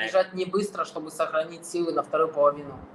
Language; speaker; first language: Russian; non-native, fluent; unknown